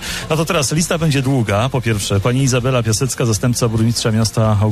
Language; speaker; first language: Polish; native; Polish